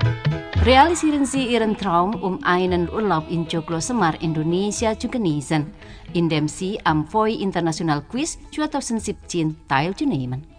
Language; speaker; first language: German; non-native, learner; Indonesian